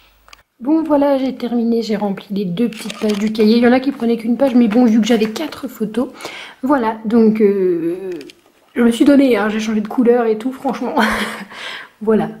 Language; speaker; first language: French; native; French